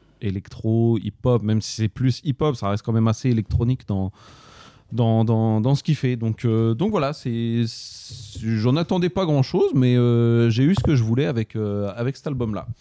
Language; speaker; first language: French; native; French